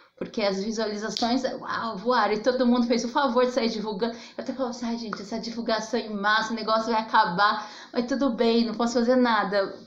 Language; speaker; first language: Portuguese; native; Portuguese